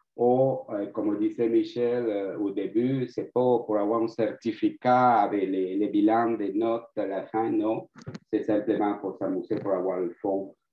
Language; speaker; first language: French; non-native, fluent; Spanish